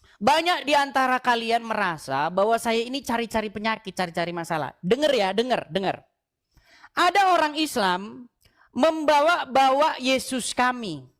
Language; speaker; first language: Indonesian; native; Indonesian